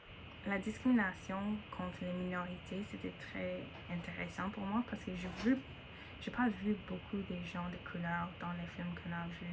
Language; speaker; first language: French; non-native, learner; English